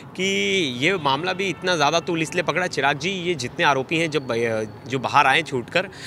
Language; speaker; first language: Hindi; native; Hindi